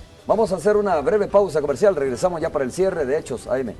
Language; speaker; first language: Spanish; native; Spanish